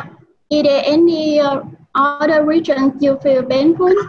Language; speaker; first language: English; non-native, learner; Vietnamese